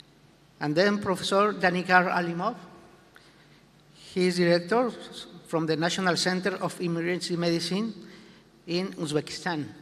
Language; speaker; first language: English; non-native, learner; Spanish